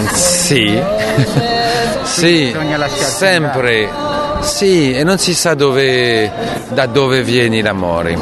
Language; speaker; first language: Italian; non-native, fluent; French